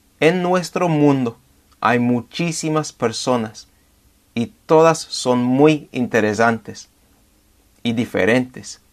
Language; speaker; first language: Spanish; non-native, fluent; English